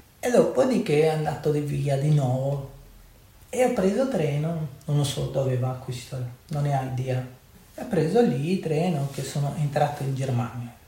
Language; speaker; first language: Italian; non-native, learner; Urdu